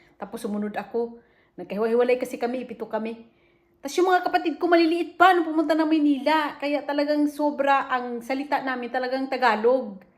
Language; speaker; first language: Filipino; native; Filipino